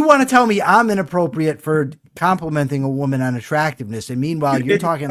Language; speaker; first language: English; native; English